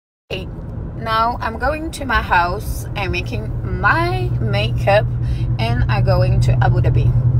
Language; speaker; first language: English; non-native, learner; French